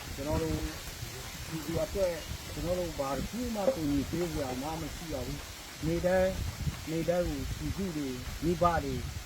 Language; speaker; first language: Burmese; non-native, local second language; Karen languages